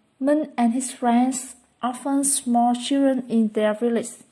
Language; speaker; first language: English; non-native, fluent; Vietnamese